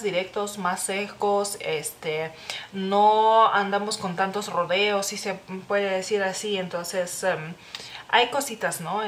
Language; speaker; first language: Spanish; non-native, fluent; Lithuanian